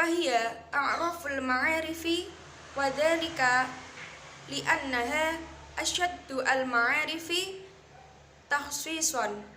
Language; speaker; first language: Arabic; non-native, learner; Indonesian